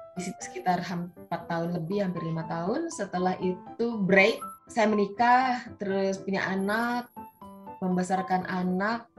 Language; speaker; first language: Indonesian; early bilingual, heritage; Indonesian